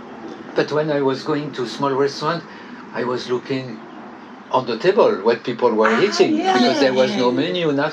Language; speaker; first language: English; non-native, fluent; French